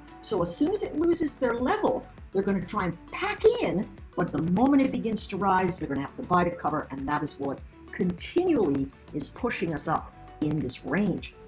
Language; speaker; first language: English; native; English